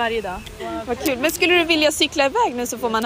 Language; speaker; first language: Swedish; native; Swedish